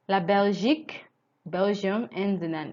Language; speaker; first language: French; non-native, fluent; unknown